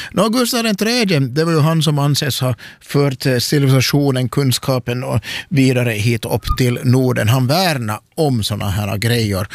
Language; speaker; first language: Swedish; native; Swedish